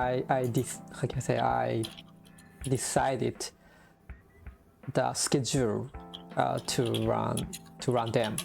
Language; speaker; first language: English; non-native, learner; Japanese